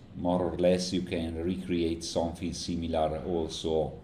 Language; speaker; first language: English; non-native, fluent; Italian